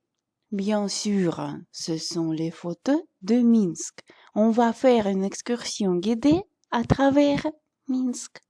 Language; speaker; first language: French; non-native, fluent; Russian